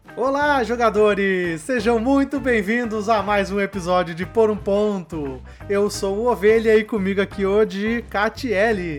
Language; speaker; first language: Portuguese; native; Portuguese